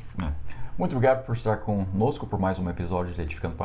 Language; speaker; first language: Portuguese; non-native, fluent; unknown